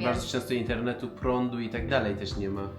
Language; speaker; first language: Polish; non-native, fluent; Persian